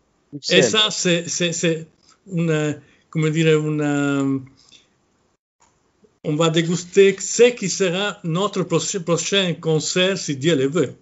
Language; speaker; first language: French; non-native, fluent; Italian